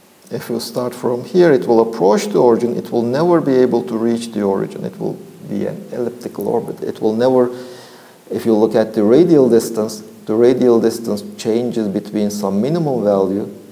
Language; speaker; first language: English; non-native, fluent; Turkish